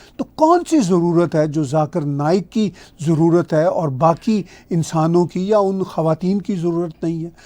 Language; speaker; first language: Urdu; non-native, local second language; Punjabi